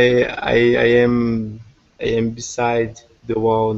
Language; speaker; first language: English; non-native, learner; Portuguese